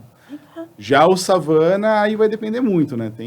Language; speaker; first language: Portuguese; native; Portuguese